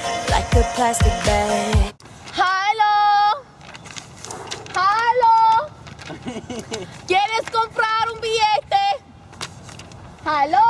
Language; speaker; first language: Spanish; non-native, learner; English